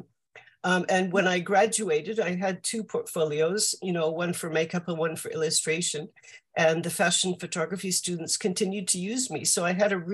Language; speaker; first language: English; native; English